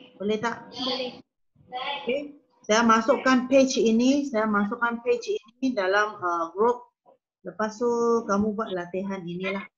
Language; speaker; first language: Malay; native; Malay